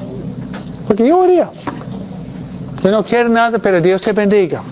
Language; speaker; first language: Spanish; non-native, fluent; English